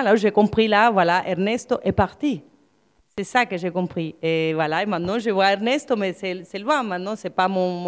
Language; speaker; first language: French; non-native, fluent; Spanish